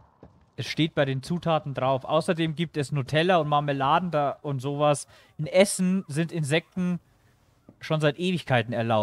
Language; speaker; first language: German; native; German